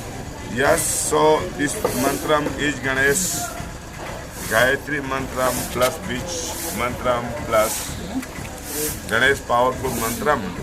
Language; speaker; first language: English; non-native, learner; Hindi